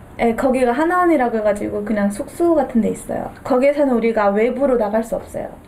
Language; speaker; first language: Korean; native; Korean